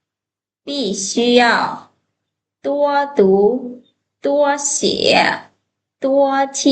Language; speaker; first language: Chinese; non-native, fluent; Lao